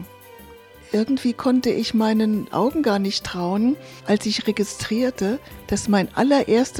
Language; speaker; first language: German; native; German